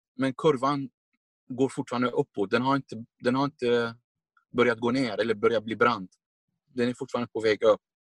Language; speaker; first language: Swedish; non-native, fluent; Arabic